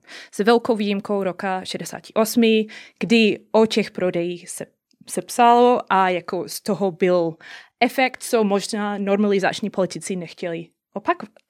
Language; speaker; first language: Czech; non-native, fluent; English